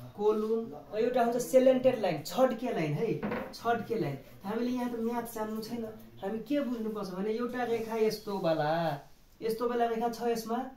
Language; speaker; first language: Nepali; non-native, local second language; Maithili